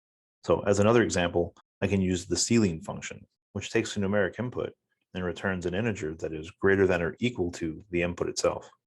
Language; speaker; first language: English; native; English